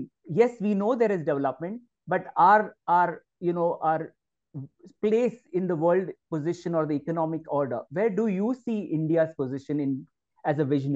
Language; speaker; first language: English; non-native, local second language; Marathi